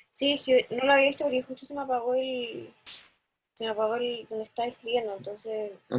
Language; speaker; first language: Spanish; native; Spanish